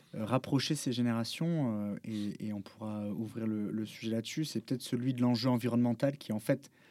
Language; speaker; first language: French; native; French